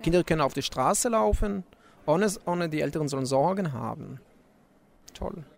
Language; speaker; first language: German; non-native, learner; Hebrew